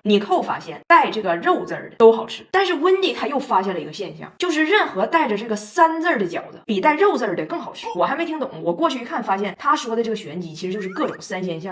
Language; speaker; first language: Chinese; native; Chinese